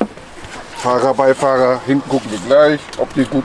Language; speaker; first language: German; native; German